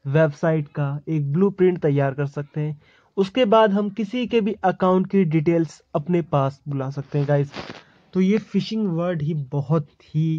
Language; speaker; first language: Hindi; native; Hindi